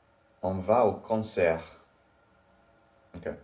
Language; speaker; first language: French; non-native, learner; English